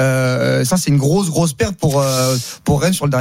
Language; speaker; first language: French; native; French